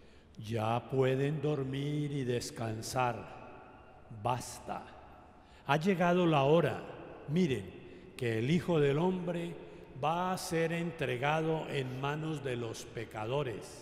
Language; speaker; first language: Spanish; native; Spanish